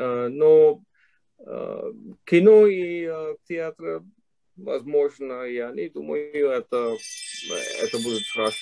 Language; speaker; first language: Russian; non-native, fluent; English